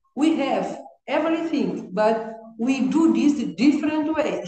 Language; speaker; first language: English; non-native, learner; Kabuverdianu